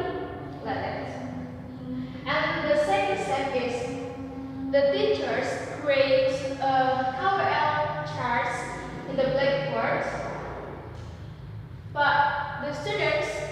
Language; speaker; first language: English; non-native, learner; Indonesian